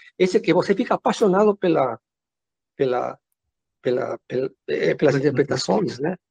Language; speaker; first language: Portuguese; non-native, fluent; Spanish